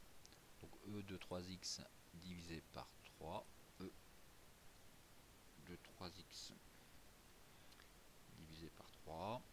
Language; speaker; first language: French; native; French